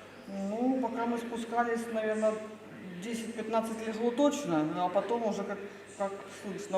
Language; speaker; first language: Russian; native; Russian